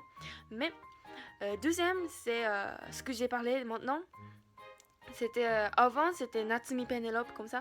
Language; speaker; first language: French; non-native, learner; Japanese